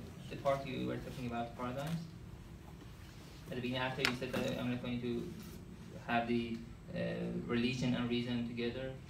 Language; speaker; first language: English; non-native, fluent; Persian